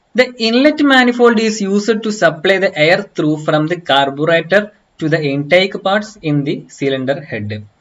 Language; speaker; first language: English; non-native, local second language; Malayalam